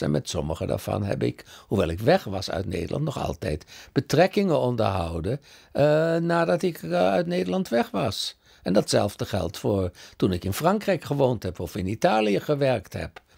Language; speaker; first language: Dutch; early bilingual, other home language; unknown